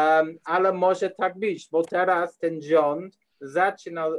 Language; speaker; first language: Polish; non-native, learner; English